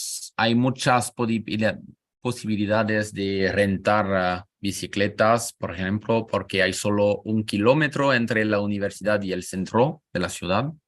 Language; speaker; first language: Spanish; non-native, learner; French